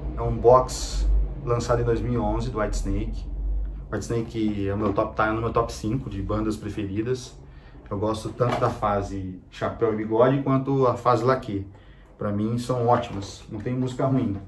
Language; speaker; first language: Portuguese; native; Portuguese